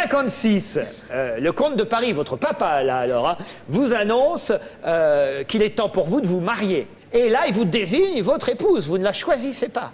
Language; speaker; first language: French; native; French